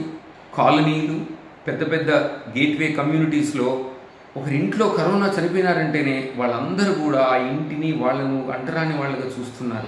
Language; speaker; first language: Telugu; native; Telugu